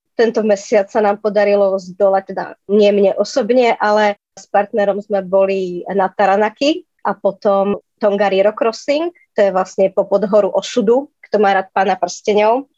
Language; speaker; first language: Slovak; native; Slovak